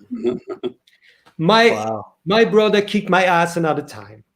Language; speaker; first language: English; non-native, learner; French